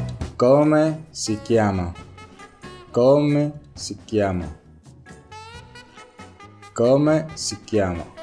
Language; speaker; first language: Italian; non-native, learner; Spanish